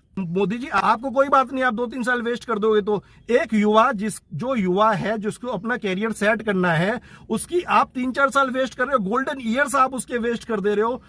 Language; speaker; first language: Hindi; native; Hindi